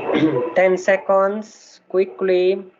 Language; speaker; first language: English; non-native, learner; Spanish